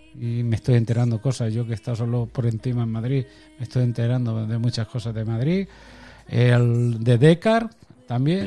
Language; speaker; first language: Spanish; native; Spanish